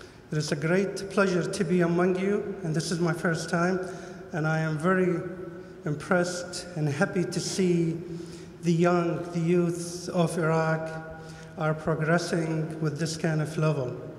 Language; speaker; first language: English; non-native, fluent; Arabic